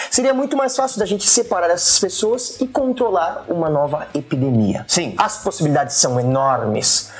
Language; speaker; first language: Portuguese; native; Portuguese